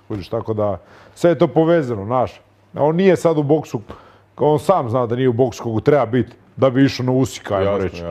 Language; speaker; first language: Croatian; native; Croatian